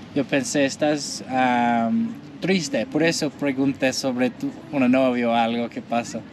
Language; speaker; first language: Spanish; non-native, learner; English